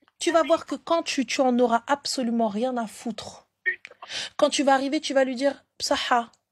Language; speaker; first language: French; early bilingual, other home language; Arabic